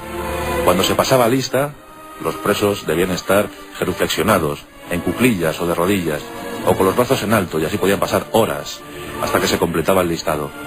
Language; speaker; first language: Spanish; native; Spanish